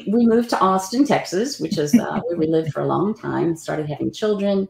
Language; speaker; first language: English; native; English